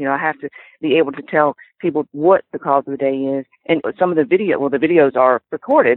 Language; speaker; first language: English; native; English